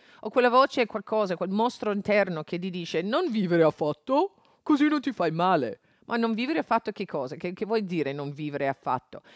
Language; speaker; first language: Italian; non-native, fluent; English